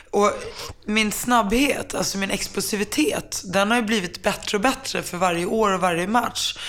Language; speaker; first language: Swedish; early bilingual, other home language; Finnish